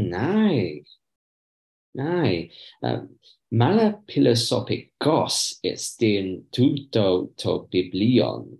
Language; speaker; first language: Greek; non-native, learner; English